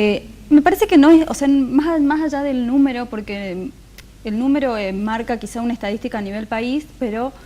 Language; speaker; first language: Spanish; native; Spanish